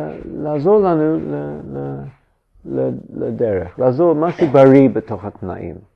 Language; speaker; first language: Hebrew; non-native, fluent; English